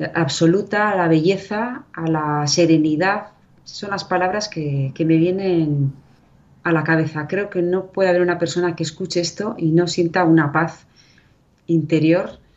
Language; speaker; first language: Spanish; native; Spanish